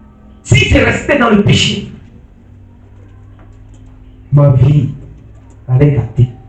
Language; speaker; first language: French; non-native, local second language; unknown